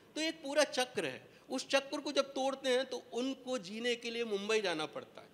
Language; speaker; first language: Hindi; native; Hindi